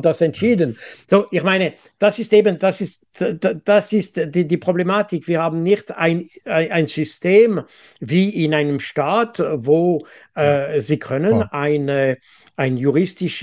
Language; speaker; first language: German; non-native, local second language; French